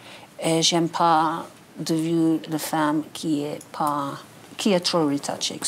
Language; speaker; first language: French; non-native, learner; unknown